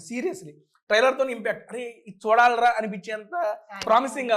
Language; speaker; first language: Telugu; native; Telugu